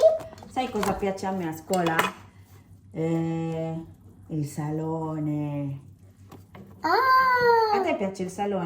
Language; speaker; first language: Italian; non-native, learner; Filipino